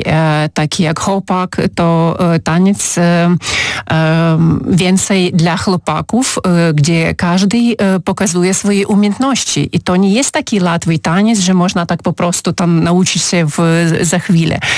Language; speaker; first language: Polish; non-native, fluent; Ukrainian